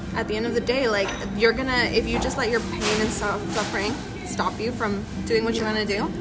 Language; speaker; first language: English; early bilingual, other home language; Spanish